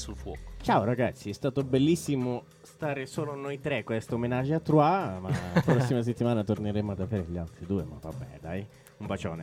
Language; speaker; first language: Italian; native; Italian